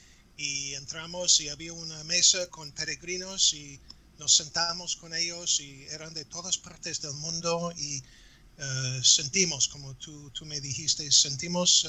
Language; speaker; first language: Spanish; non-native, fluent; English